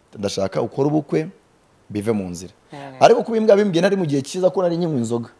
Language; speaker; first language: Kinyarwanda; early bilingual, heritage; Kinyarwanda